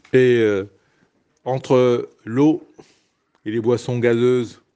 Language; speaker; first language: French; native; French